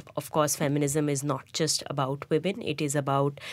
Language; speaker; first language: English; non-native, local second language; Hindi